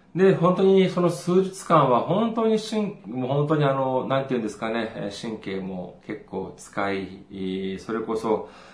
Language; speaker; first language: Japanese; non-native, fluent; Korean